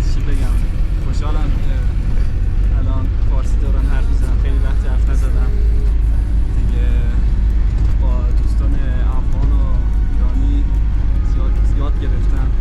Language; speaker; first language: Persian; non-native, learner; French